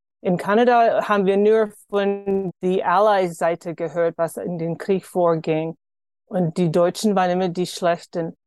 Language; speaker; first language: German; early bilingual, heritage; German